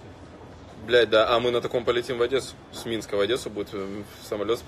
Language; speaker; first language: Russian; native; Russian